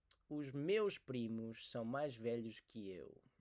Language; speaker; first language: Portuguese; native; Portuguese